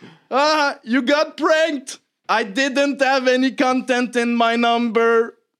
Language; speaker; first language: English; non-native, fluent; French